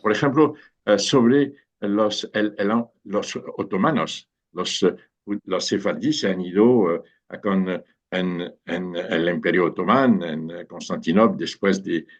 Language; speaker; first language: Spanish; non-native, fluent; French